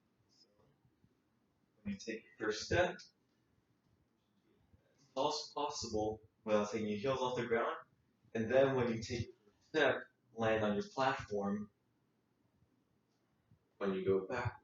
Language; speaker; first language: English; native; English